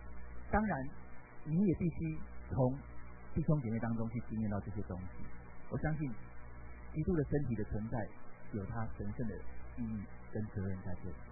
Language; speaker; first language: Chinese; native; Chinese